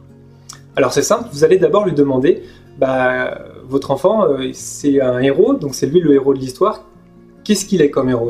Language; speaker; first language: French; native; French